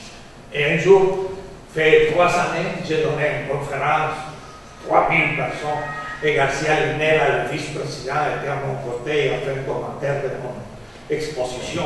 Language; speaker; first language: French; non-native, fluent; Spanish